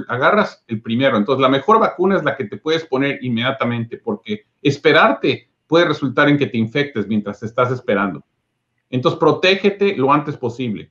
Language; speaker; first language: Spanish; native; Spanish